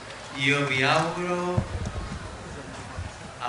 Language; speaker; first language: Italian; non-native, fluent; Spanish